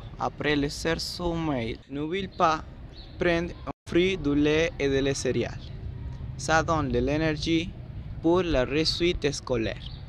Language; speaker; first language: French; non-native, learner; Spanish